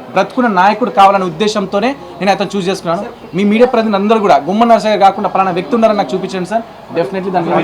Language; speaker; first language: Telugu; native; Telugu